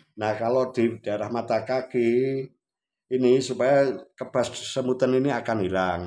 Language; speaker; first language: Indonesian; non-native, local second language; Javanese